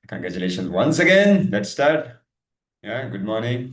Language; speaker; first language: English; non-native, local second language; Kannada